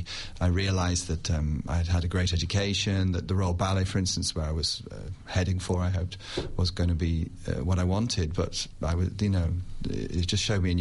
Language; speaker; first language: English; native; English